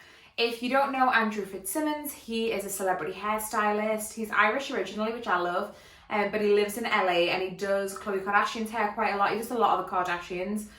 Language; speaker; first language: English; native; English